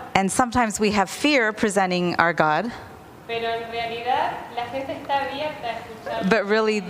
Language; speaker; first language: English; non-native, fluent; Spanish